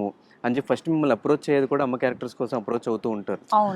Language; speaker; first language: Telugu; native; Telugu